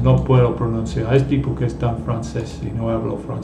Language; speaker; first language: Spanish; non-native, fluent; English